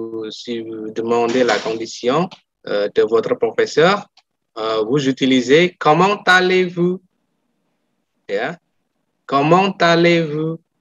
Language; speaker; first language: French; non-native, fluent; Indonesian